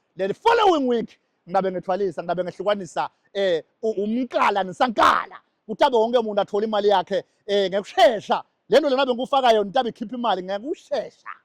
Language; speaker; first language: Zulu; non-native, local second language; Swati